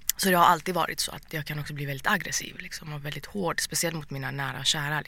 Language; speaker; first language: Swedish; early bilingual, other home language; Persian